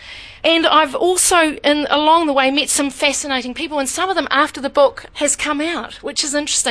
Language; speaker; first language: English; native; English